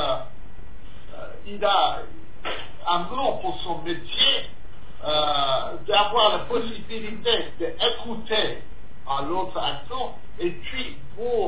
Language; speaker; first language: French; non-native, fluent; English